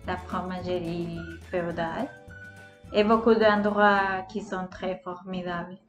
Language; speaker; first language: French; non-native, fluent; Spanish